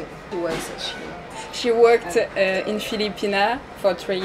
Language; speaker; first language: English; non-native, learner; French